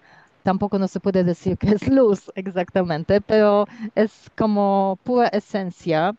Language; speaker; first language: Spanish; non-native, learner; Polish